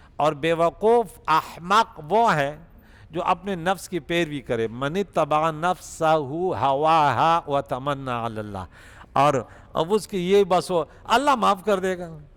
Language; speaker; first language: Urdu; non-native, local second language; Pashto